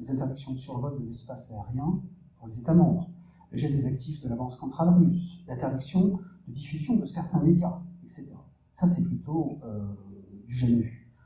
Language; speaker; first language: French; native; French